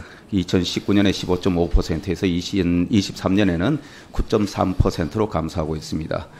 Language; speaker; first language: Korean; native; Korean